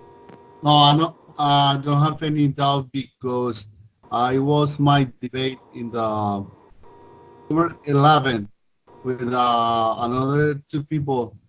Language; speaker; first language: English; non-native, learner; Spanish